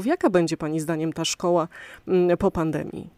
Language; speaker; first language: Polish; native; Polish